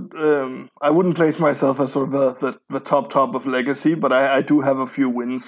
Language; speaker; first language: English; non-native, fluent; Danish